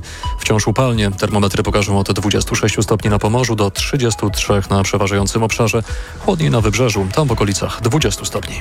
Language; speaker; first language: Polish; native; Polish